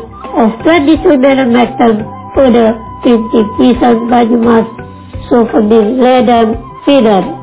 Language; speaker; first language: German; non-native, fluent; Indonesian